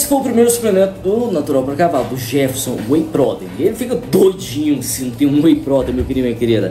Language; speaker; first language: Portuguese; native; Portuguese